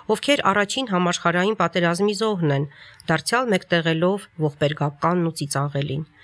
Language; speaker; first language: Armenian; native; Armenian